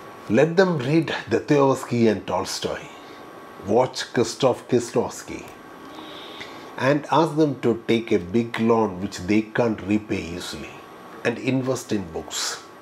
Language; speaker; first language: English; non-native, local second language; Malayalam